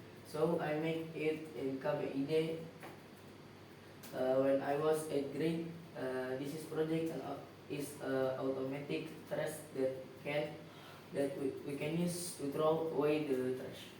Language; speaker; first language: English; non-native, learner; Indonesian